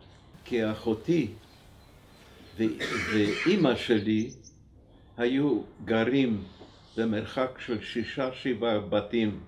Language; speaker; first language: Hebrew; non-native, fluent; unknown